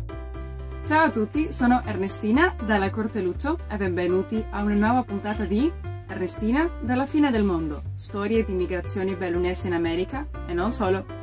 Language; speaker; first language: Italian; non-native, fluent; Spanish